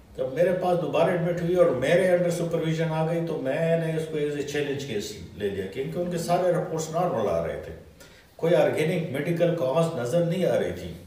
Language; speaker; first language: Urdu; non-native, local second language; Pashto